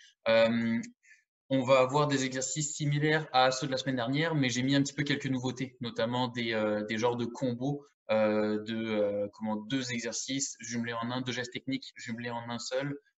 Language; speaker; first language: French; native; French